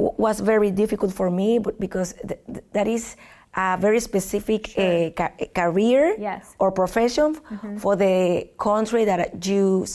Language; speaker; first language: English; non-native, learner; Spanish